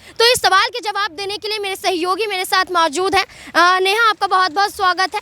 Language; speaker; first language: Hindi; native; Hindi